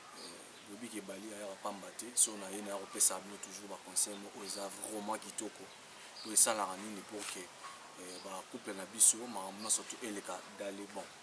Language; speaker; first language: Lingala; native; Lingala